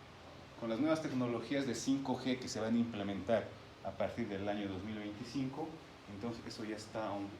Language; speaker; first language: Spanish; native; Spanish